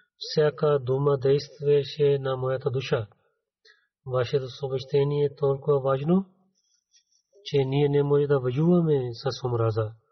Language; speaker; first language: Bulgarian; non-native, fluent; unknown